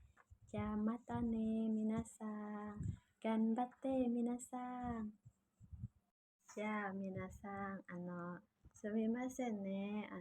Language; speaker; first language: Japanese; non-native, learner; Indonesian